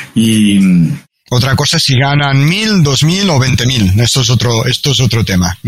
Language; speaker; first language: Spanish; native; Spanish